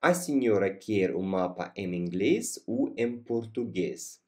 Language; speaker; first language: Portuguese; non-native, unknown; Russian